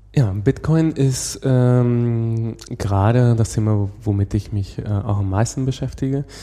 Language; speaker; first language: German; non-native, fluent; Spanish